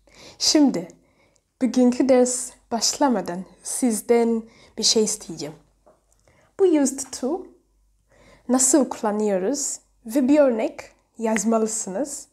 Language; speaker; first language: Turkish; non-native, learner; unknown